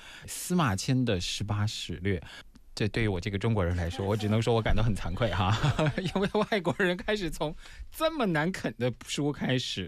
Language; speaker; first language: Chinese; native; Chinese